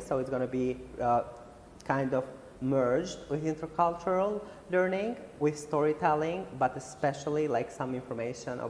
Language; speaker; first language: English; non-native, fluent; Albanian